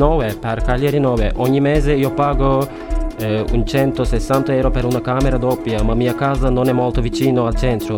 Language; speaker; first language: Italian; non-native, learner; Turkish